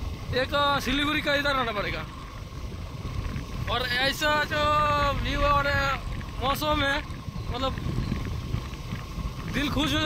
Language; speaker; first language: Hindi; non-native, local second language; Bangla